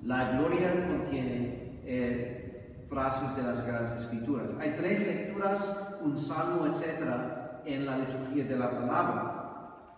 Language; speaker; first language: Spanish; non-native, fluent; English